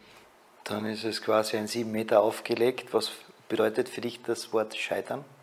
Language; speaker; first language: German; native; German